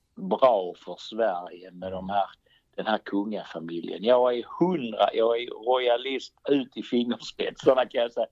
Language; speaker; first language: Swedish; native; Swedish